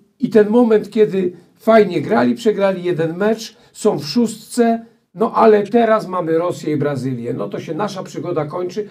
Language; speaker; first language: Polish; native; Polish